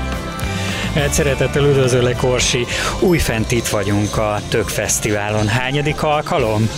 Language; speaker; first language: Hungarian; native; Hungarian